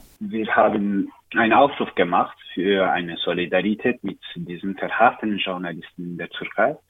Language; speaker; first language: German; non-native, learner; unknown